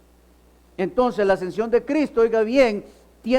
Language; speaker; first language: Spanish; native; Spanish